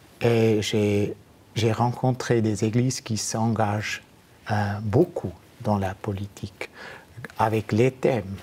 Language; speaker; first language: French; non-native, fluent; German